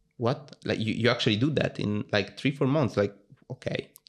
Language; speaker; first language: English; non-native, fluent; Italian